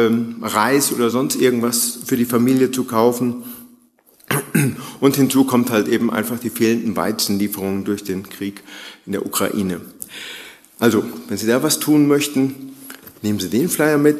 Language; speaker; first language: German; native; German